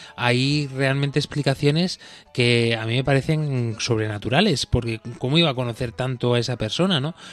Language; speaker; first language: Spanish; native; Spanish